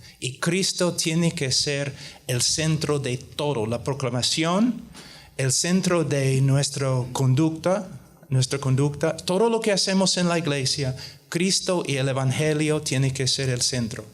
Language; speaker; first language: Spanish; non-native, fluent; English